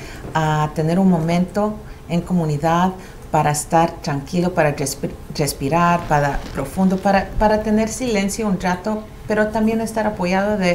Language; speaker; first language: Spanish; early bilingual, heritage; Spanish